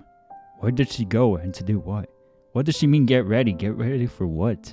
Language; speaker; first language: English; native; English